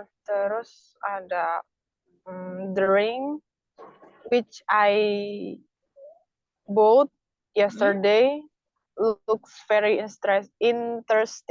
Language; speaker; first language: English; non-native, learner; Indonesian